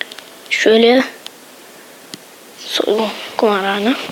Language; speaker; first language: Turkish; native; Turkish